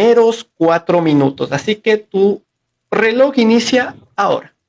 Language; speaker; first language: Spanish; native; Spanish